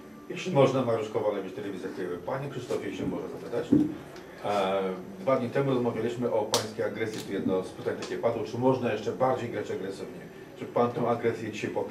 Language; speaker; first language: Polish; native; Polish